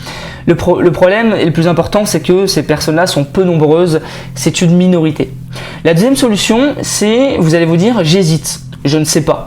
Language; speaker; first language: French; native; French